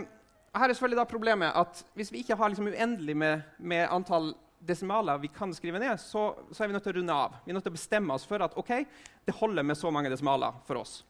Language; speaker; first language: Norwegian; native; Norwegian